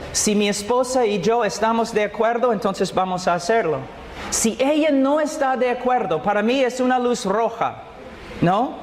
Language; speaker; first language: Spanish; non-native, fluent; English